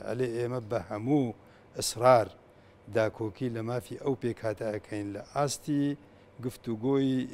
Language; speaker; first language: Central Kurdish; non-native, local second language; Kurdish